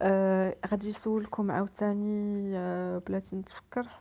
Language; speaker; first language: Arabic; native; Arabic